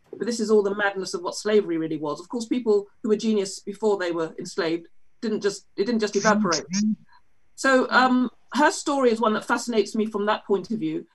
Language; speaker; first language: English; native; English